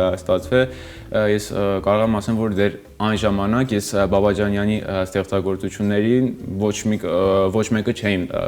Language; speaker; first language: Armenian; early bilingual, heritage; Armenian